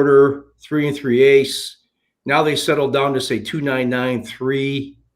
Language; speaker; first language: English; native; English